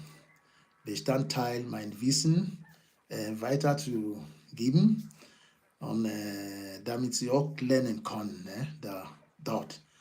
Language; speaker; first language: German; non-native, learner; Yoruba